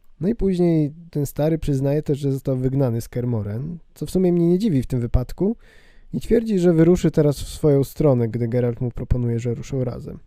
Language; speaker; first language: Polish; native; Polish